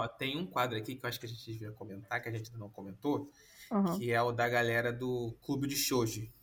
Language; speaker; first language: Portuguese; native; Portuguese